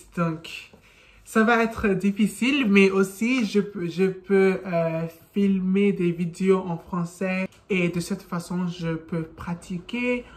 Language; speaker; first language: French; non-native, learner; English